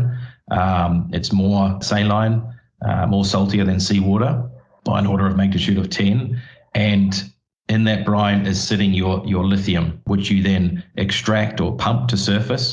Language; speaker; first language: English; native; English